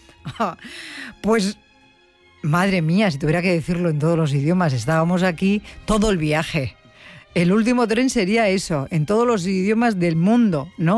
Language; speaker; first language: Spanish; native; Spanish